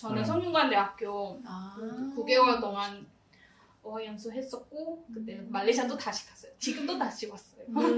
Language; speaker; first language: Korean; non-native, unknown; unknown